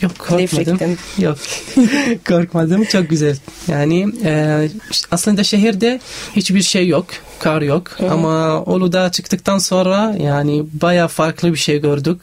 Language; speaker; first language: Turkish; non-native, fluent; Arabic